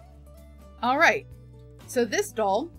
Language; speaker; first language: English; native; English